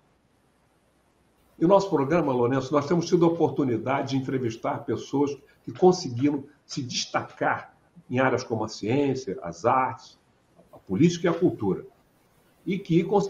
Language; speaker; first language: Portuguese; native; Portuguese